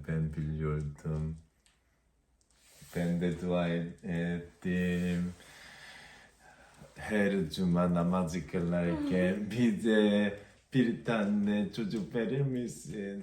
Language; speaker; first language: Turkish; non-native, learner; Korean